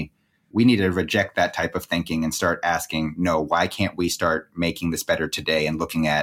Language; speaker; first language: English; native; English